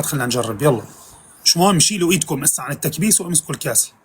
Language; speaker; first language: Arabic; native; Arabic